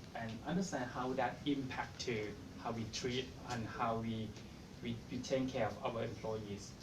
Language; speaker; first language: English; non-native, fluent; Thai